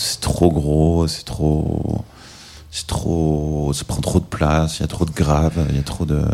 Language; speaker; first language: French; native; French